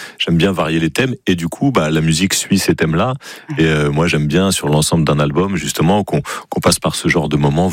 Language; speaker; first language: French; native; French